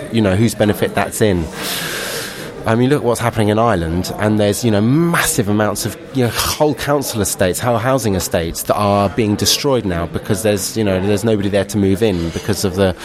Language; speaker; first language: English; native; English